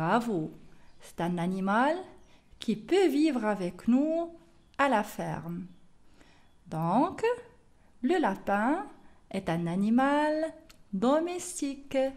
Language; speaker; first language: French; non-native, local second language; Arabic